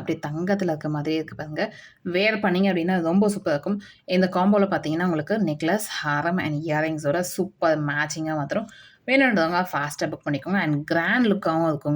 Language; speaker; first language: Tamil; native; Tamil